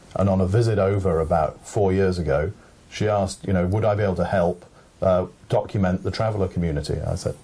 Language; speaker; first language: English; native; English